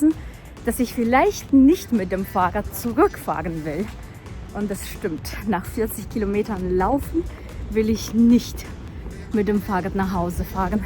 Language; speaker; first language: German; non-native, fluent; Russian